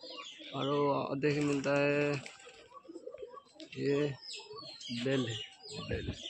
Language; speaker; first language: Hindi; non-native, local second language; Bangla